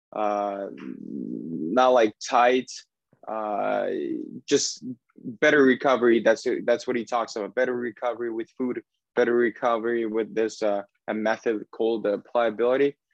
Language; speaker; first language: English; non-native, fluent; Russian